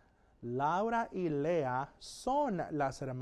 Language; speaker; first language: Spanish; non-native, fluent; English